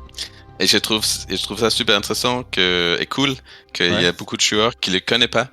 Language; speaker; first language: French; non-native, fluent; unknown